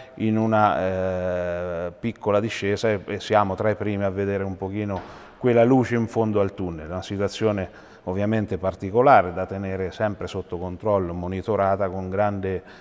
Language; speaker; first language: Italian; native; Italian